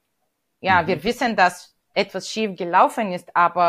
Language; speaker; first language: German; non-native, fluent; Bulgarian